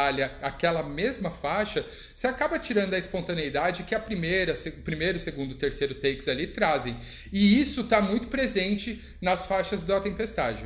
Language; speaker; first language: Portuguese; native; Portuguese